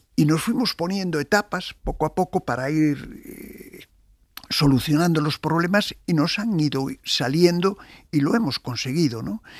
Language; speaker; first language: Spanish; native; Spanish